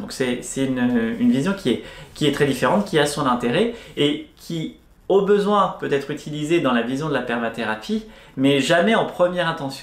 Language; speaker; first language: French; native; French